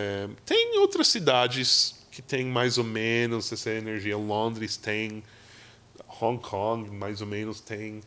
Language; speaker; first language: Portuguese; non-native, fluent; English